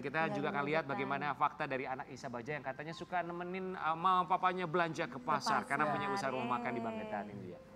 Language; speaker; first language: Indonesian; native; Indonesian